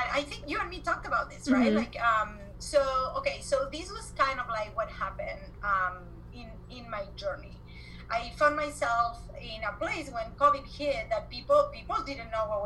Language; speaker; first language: English; non-native, fluent; Spanish